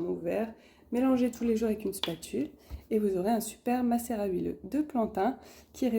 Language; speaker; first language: French; native; French